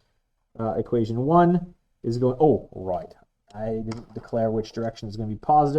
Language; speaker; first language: English; native; English